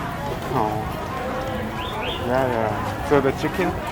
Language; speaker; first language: English; non-native, learner; Korean